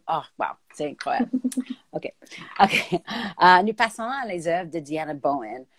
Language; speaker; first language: French; native; French